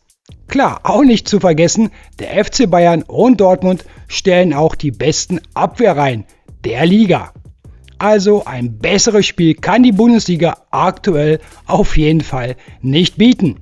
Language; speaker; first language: German; native; German